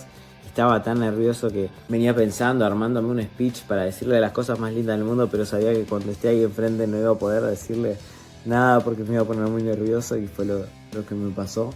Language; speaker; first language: Spanish; native; Spanish